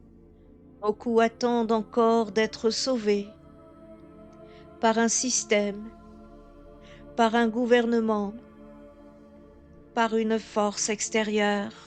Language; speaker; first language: French; native; French